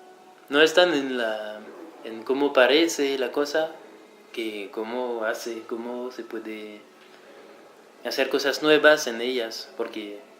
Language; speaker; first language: Spanish; non-native, fluent; French